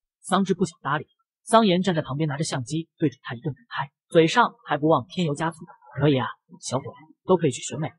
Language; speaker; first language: Chinese; native; Chinese